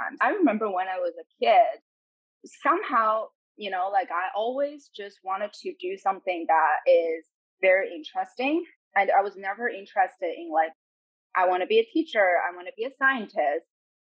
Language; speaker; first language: English; non-native, fluent; Chinese